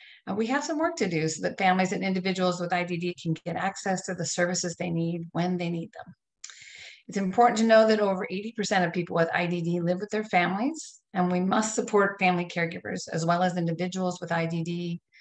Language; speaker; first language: English; native; English